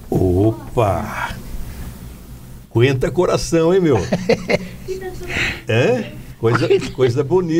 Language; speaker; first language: Portuguese; native; Portuguese